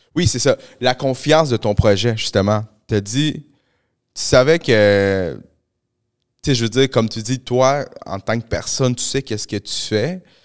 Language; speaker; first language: French; early bilingual, other home language; Spanish